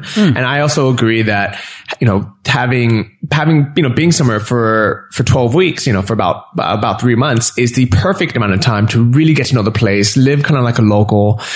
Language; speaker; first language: English; native; English